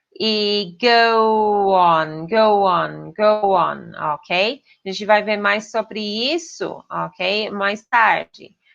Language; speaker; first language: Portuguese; non-native, fluent; English